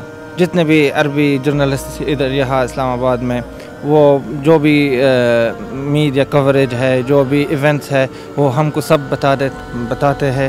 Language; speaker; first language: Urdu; non-native, fluent; Arabic